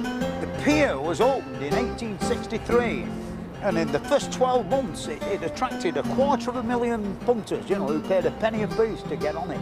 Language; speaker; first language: English; native; English